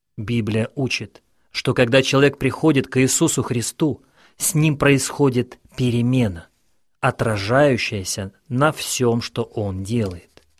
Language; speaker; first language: Russian; non-native, local second language; Ukrainian